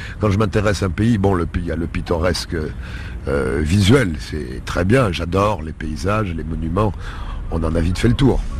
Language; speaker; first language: French; native; French